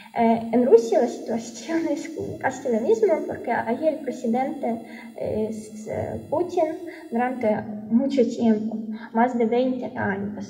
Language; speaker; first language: Spanish; non-native, fluent; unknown